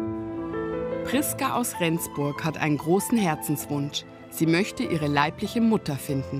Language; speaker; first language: German; native; German